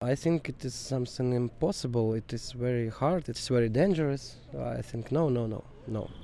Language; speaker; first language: English; non-native, learner; Ukrainian